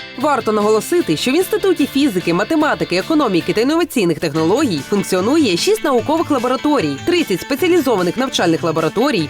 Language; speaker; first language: Ukrainian; native; Ukrainian